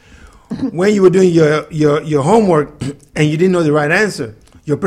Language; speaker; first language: English; non-native, local second language; Yoruba